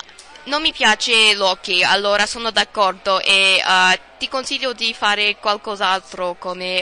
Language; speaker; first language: Italian; non-native, learner; English